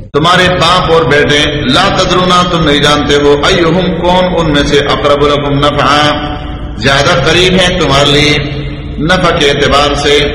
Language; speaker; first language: Urdu; non-native, local second language; Pashto